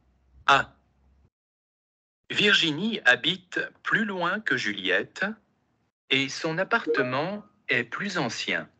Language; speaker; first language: French; non-native, learner; Spanish